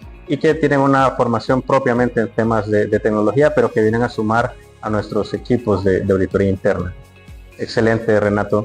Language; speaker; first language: Spanish; native; Spanish